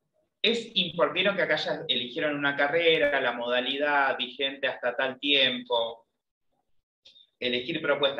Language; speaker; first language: Spanish; native; Spanish